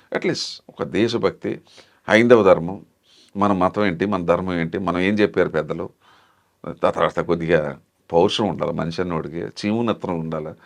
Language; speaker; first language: Telugu; native; Telugu